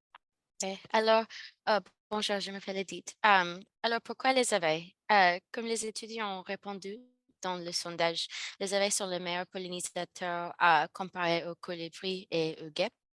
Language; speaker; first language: French; non-native, learner; English